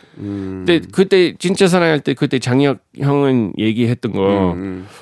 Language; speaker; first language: Korean; non-native, fluent; English